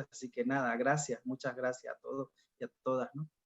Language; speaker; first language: Spanish; native; Spanish